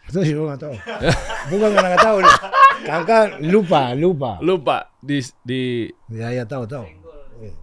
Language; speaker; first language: Indonesian; non-native, learner; Spanish